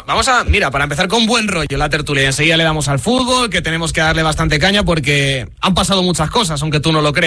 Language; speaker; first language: Spanish; native; Spanish